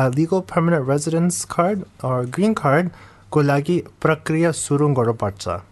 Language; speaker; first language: Nepali; non-native, fluent; English